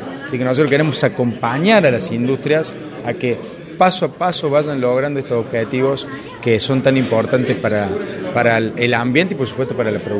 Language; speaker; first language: Spanish; native; Spanish